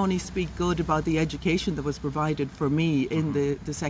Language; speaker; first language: English; native; English